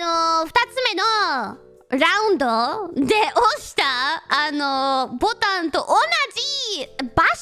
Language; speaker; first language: Japanese; non-native, learner; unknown